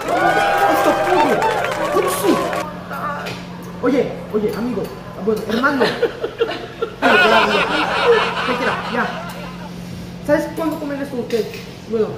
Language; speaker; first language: Spanish; non-native, learner; Korean